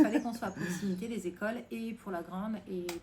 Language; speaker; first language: French; native; French